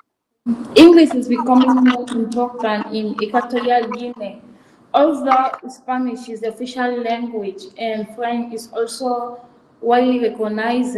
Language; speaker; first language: English; non-native, fluent; Fang